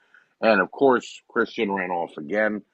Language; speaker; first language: English; native; English